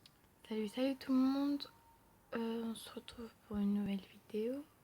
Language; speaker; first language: French; native; French